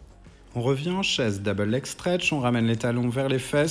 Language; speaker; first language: French; native; French